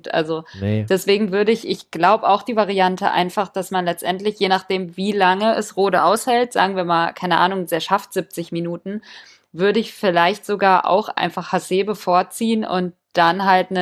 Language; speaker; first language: German; native; German